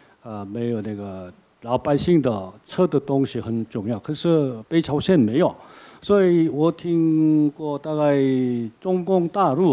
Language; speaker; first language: Chinese; non-native, learner; Korean